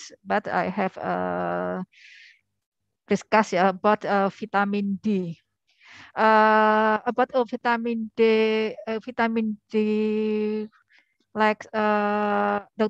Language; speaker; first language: English; non-native, learner; Indonesian